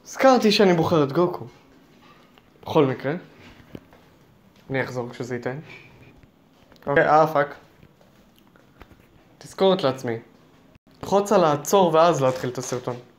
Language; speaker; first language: Hebrew; native; Hebrew